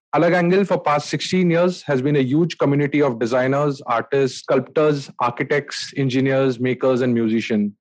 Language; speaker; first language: English; non-native, local second language; Marathi